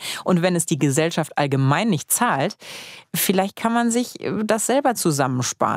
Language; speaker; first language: German; native; German